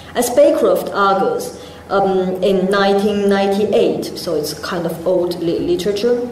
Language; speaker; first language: English; non-native, fluent; Chinese